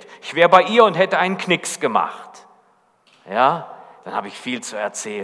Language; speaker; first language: German; native; German